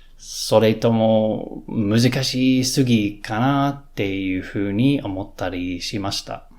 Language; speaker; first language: Japanese; non-native, learner; English